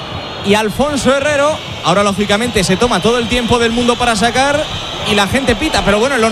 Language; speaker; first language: Spanish; native; Spanish